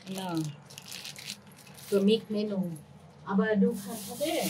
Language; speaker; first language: German; non-native, learner; Thai